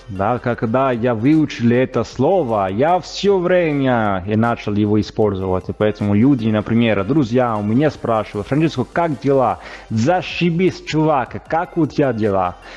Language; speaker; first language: Russian; non-native, fluent; Italian